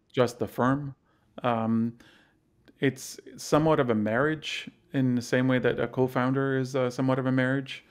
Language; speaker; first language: English; non-native, fluent; Arabic